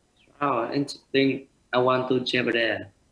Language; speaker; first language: English; non-native, learner; Vietnamese